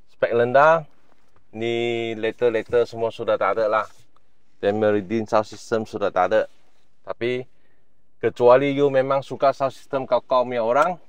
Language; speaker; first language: Malay; non-native, local second language; Chinese